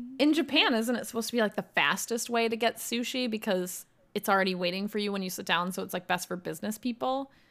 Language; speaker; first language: English; native; English